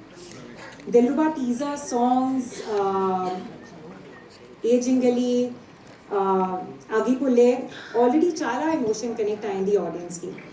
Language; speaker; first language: Telugu; non-native, learner; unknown